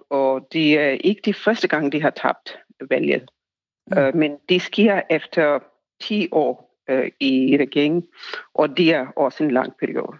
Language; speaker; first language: Danish; non-native, fluent; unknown